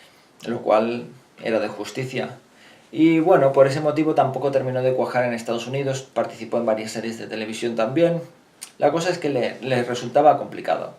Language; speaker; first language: Spanish; native; Spanish